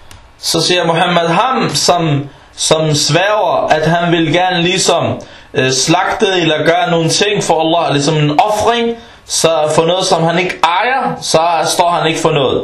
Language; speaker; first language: Danish; early bilingual, other home language; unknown